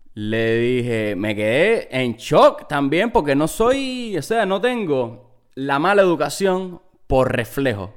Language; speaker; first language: Spanish; native; Spanish